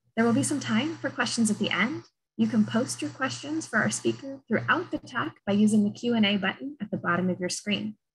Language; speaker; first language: English; native; English